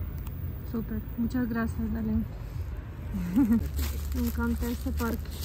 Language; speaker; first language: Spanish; non-native, fluent; Russian